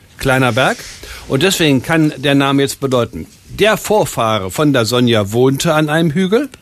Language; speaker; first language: German; native; German